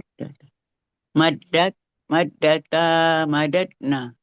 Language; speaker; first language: Arabic; non-native, learner; Indonesian